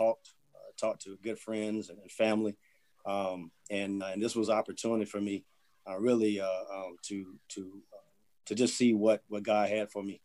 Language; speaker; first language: English; native; English